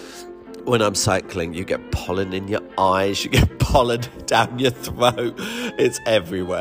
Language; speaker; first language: English; native; English